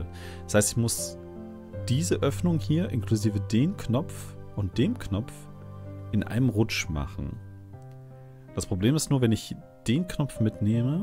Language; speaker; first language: German; native; German